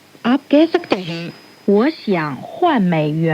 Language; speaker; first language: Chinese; non-native, fluent; Hindi